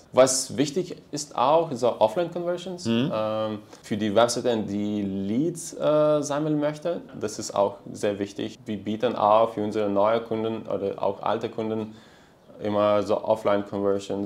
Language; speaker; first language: German; non-native, fluent; Lithuanian